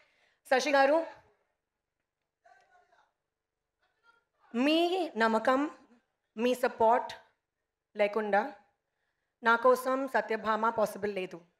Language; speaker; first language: Telugu; non-native, local second language; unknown